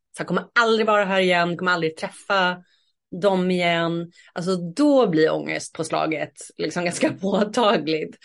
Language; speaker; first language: Swedish; native; Swedish